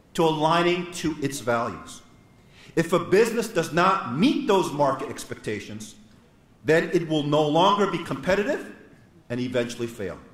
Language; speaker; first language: English; non-native, fluent; Korean